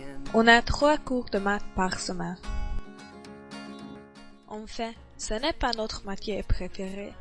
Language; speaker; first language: French; non-native, learner; Hungarian